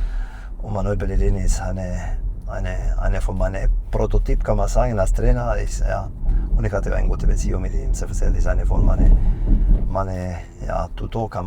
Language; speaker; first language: German; non-native, fluent; Spanish